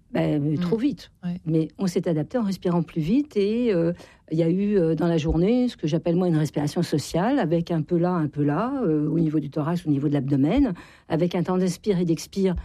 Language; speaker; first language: French; native; French